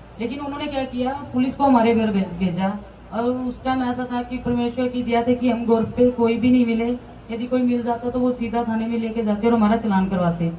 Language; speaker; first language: Hindi; non-native, local second language; Punjabi